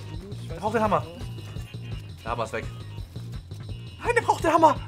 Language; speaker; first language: German; native; German